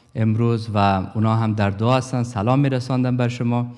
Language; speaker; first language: Persian; native; Persian